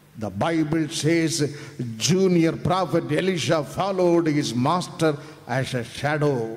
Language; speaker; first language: English; non-native, local second language; Malayalam